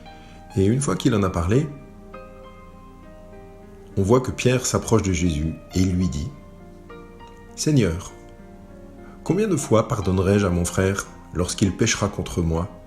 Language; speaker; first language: French; native; French